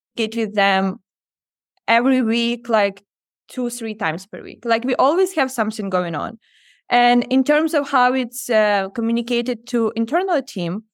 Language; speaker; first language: English; non-native, fluent; Ukrainian